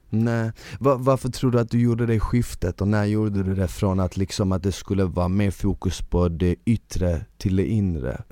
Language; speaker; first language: Swedish; early bilingual, other home language; Bosnian